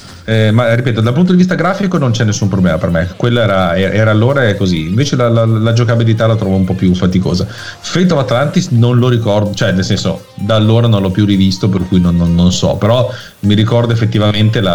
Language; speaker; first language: Italian; native; Italian